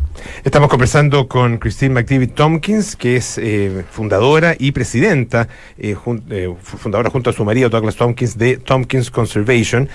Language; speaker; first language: Spanish; native; Spanish